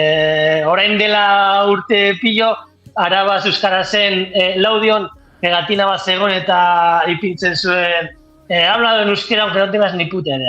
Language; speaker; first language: Basque; non-native, local second language; Spanish